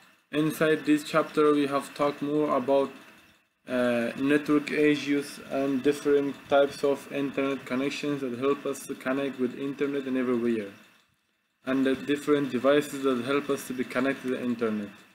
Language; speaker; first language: English; non-native, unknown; Persian